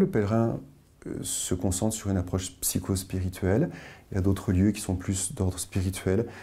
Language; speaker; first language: French; native; French